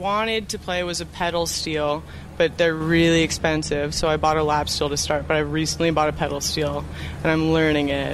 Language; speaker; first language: English; native; English